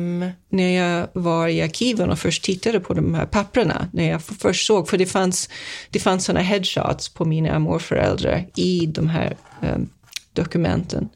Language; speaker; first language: Swedish; non-native, fluent; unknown